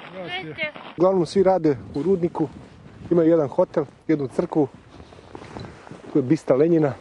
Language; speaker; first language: Serbian; native; Serbian